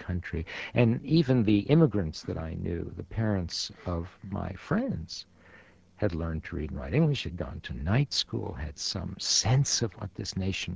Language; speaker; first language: English; early bilingual, other home language; Yiddish